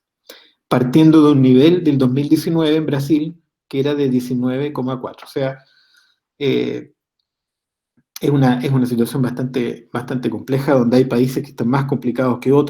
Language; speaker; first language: Spanish; native; Spanish